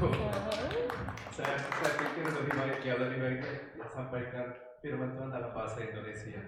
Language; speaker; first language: Indonesian; non-native, fluent; Korean